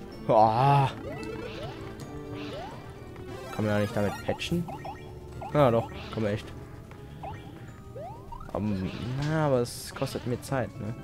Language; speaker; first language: German; native; German